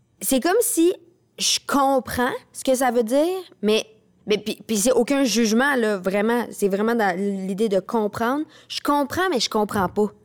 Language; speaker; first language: French; native; French